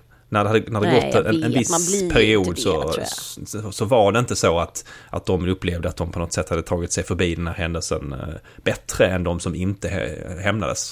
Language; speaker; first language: Swedish; native; Swedish